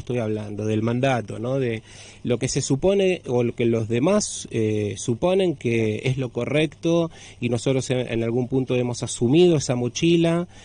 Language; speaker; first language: Spanish; native; Spanish